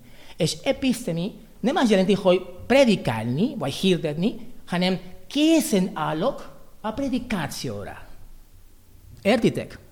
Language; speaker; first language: Hungarian; non-native, learner; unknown